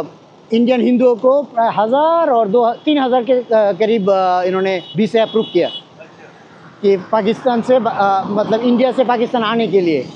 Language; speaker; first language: Hindi; non-native, learner; Bangla